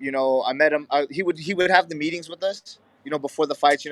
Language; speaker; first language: English; native; English